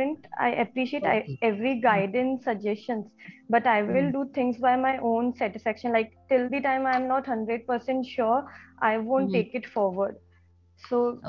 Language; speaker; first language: English; non-native, local second language; Hindi